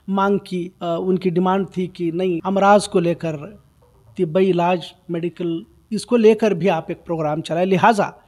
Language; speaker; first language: Hindi; non-native, local second language; Urdu